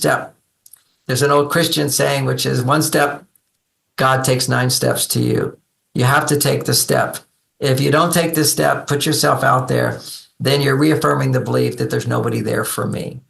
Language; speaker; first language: English; native; English